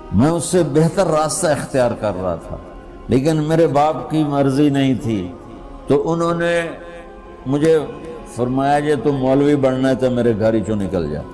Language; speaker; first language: Urdu; non-native, local second language; Punjabi